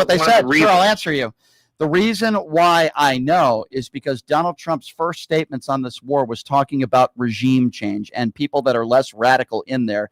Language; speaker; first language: English; native; English